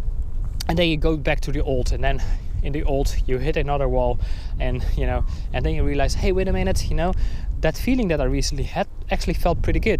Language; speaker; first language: English; non-native, fluent; Dutch